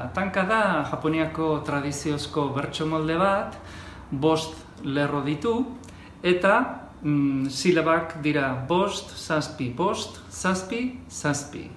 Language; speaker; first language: Basque; native; Basque